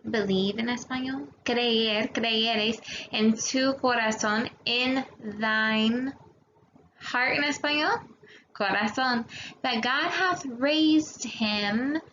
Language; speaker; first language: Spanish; non-native, fluent; English